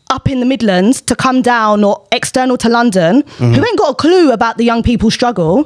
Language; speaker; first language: English; native; English